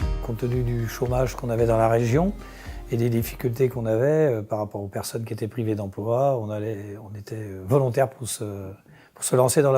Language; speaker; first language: French; native; French